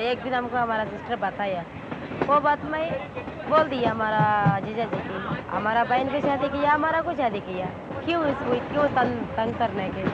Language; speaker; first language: Hindi; non-native, local second language; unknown